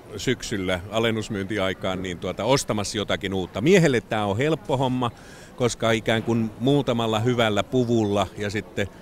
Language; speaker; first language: Finnish; native; Finnish